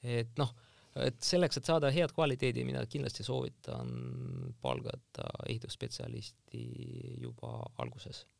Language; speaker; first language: Estonian; non-native, local second language; Russian